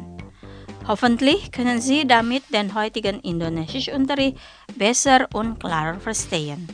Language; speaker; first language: German; non-native, fluent; Indonesian